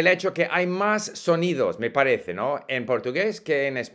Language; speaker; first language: Spanish; non-native, fluent; English